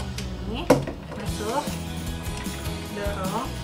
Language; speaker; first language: Indonesian; native; Indonesian